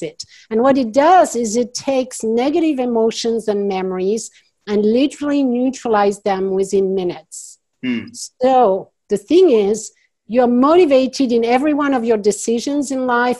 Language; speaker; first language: English; non-native, fluent; French